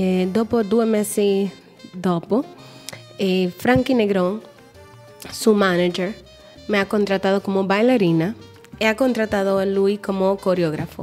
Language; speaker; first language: Italian; non-native, learner; Spanish